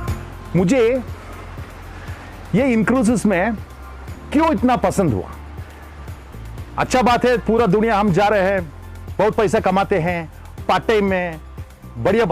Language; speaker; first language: Hindi; non-native, local second language; Tamil